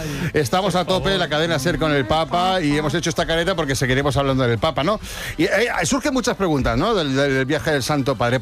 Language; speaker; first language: Spanish; native; Spanish